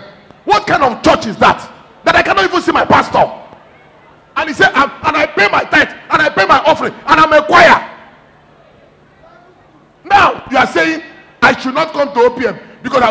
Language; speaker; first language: English; non-native, local second language; Igbo